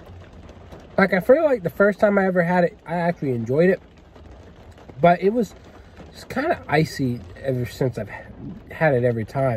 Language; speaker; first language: English; native; English